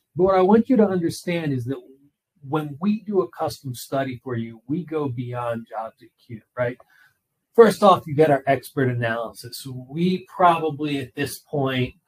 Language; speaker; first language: English; native; English